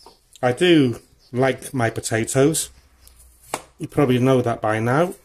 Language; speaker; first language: English; native; English